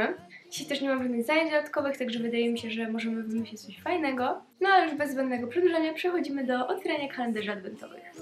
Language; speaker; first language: Polish; native; Polish